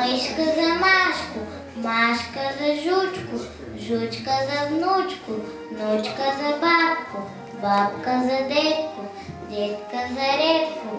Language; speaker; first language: Russian; non-native, learner; Bulgarian